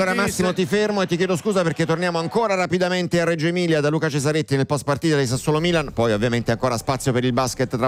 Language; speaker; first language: Italian; native; Italian